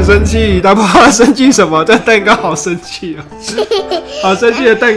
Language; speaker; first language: Chinese; native; Chinese